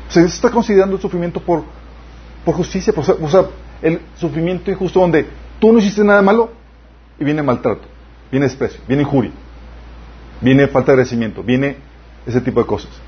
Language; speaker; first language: Spanish; native; Spanish